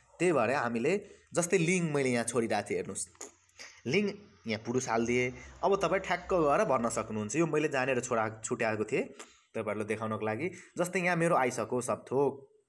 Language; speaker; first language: Nepali; non-native, local second language; Maithili